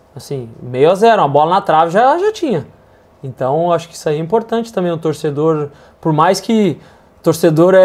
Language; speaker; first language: Portuguese; native; Portuguese